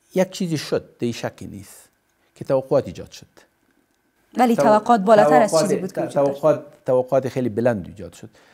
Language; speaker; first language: Persian; native; Persian